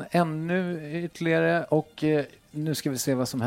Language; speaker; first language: Swedish; native; Swedish